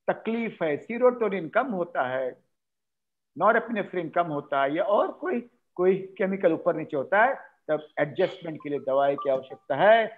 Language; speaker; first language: Hindi; non-native, local second language; Marathi